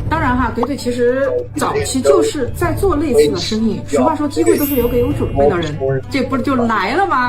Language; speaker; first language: Chinese; native; Chinese